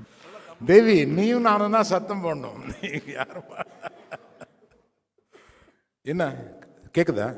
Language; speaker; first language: Tamil; non-native, local second language; Telugu